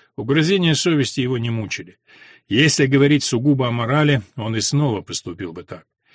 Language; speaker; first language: Russian; native; Russian